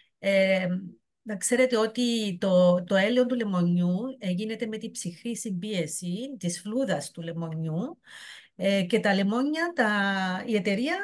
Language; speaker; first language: Greek; native; Greek